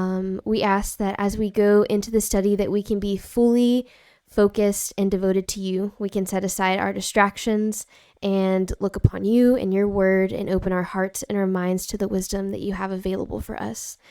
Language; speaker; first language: English; native; English